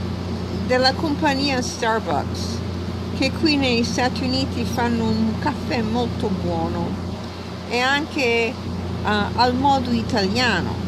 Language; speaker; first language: Italian; early bilingual, heritage; Italian